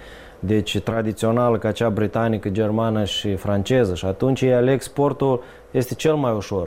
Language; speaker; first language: Romanian; native; Romanian